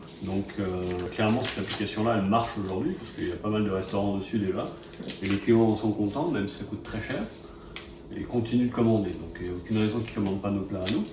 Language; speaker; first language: French; native; French